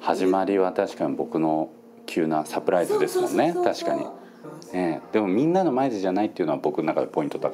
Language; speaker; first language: Japanese; native; Japanese